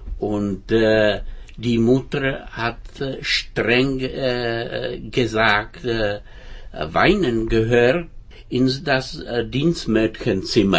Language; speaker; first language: German; non-native, fluent; Czech